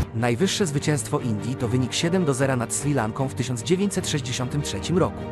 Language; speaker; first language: Polish; native; Polish